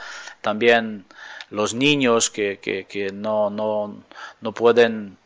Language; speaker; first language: Spanish; non-native, fluent; Ukrainian